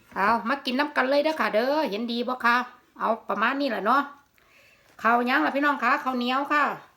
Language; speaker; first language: Thai; native; Thai